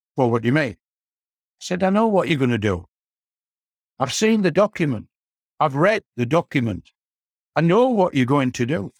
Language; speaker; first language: English; native; English